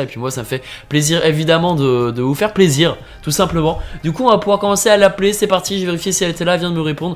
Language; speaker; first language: French; native; French